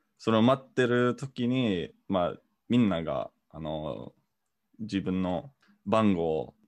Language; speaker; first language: Japanese; non-native, fluent; English